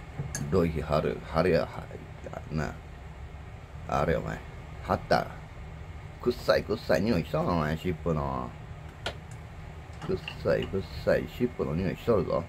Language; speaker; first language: Japanese; native; Japanese